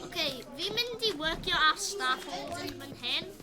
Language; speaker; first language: Welsh; non-native, local second language; English